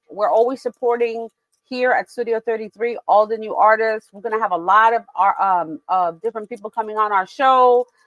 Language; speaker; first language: English; early bilingual, other home language; Spanish